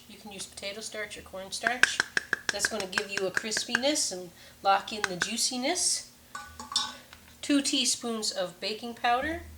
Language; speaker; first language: English; native; English